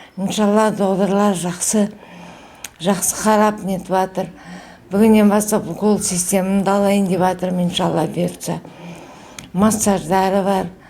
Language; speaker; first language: Kazakh; native; Kazakh